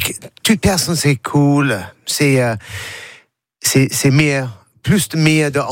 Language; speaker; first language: French; non-native, learner; English